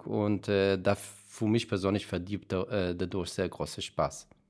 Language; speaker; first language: German; non-native, fluent; Hebrew